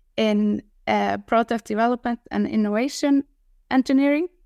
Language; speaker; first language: English; non-native, fluent; Icelandic